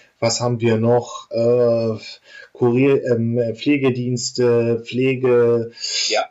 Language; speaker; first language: German; native; German